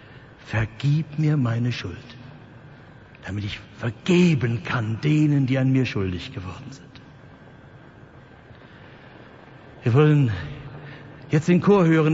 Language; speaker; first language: German; native; German